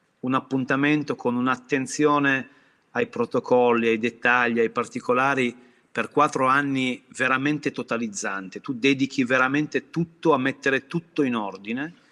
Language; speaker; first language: Italian; native; Italian